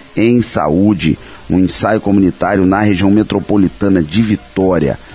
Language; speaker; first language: Portuguese; native; Portuguese